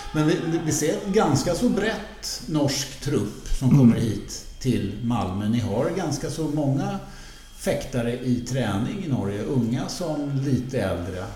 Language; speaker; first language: Swedish; native; Swedish